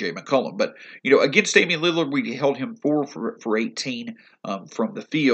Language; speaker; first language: English; native; English